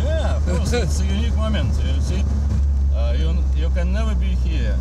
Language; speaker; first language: English; non-native, learner; Russian